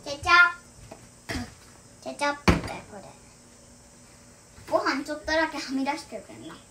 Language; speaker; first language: Japanese; early bilingual, other home language; Filipino